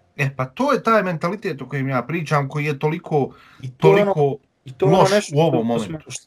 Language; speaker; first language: Bosnian; native; Bosnian